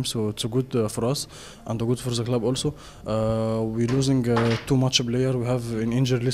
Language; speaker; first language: English; non-native, learner; Arabic